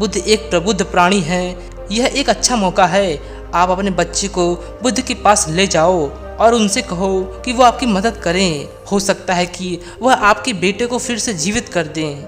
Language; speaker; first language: Hindi; native; Hindi